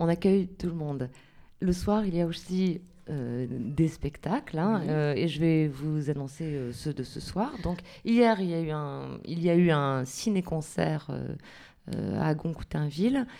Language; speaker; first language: French; native; French